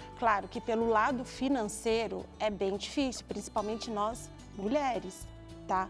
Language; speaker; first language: Portuguese; native; Portuguese